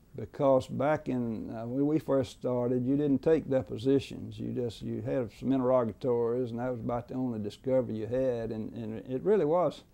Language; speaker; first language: English; native; English